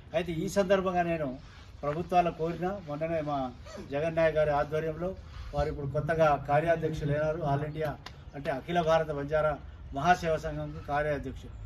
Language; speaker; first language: Telugu; non-native, local second language; Lambadi